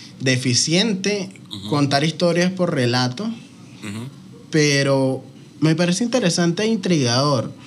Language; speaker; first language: Spanish; native; Spanish